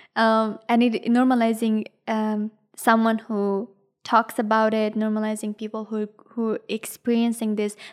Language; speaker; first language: English; non-native, fluent; Persian